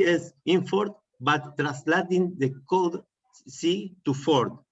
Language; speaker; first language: English; non-native, learner; Spanish